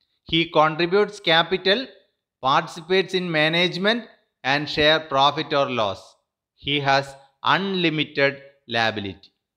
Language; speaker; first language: English; non-native, local second language; Malayalam